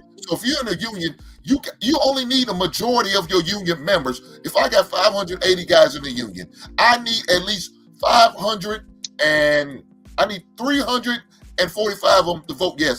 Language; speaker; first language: English; native; English